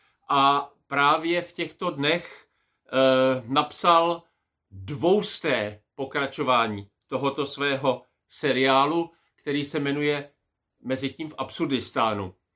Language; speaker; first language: Czech; native; Czech